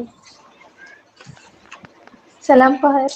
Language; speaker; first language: Persian; non-native, learner; Urdu